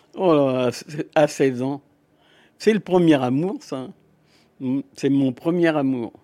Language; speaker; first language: French; native; French